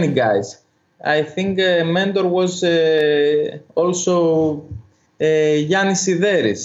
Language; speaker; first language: English; non-native, fluent; Greek